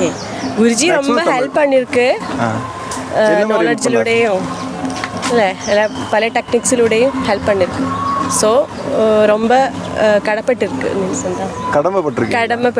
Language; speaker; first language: Tamil; non-native, learner; Malayalam